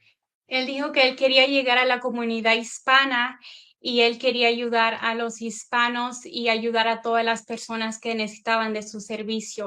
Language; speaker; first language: Spanish; early bilingual, heritage; Spanish